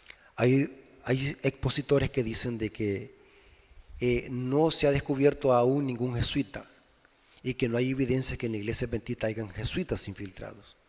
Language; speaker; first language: Spanish; native; Spanish